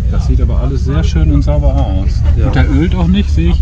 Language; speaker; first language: German; native; German